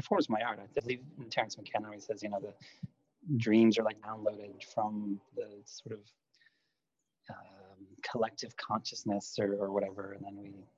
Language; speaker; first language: English; non-native, fluent; Lithuanian